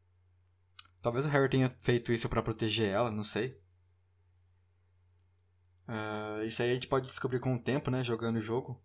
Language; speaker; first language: Portuguese; native; Portuguese